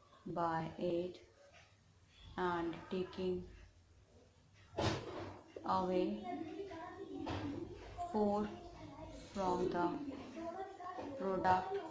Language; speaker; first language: English; non-native, local second language; Hindi